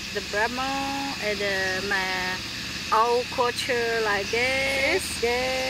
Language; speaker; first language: English; non-native, learner; Hmong